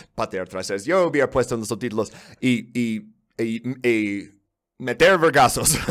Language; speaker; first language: Spanish; non-native, fluent; English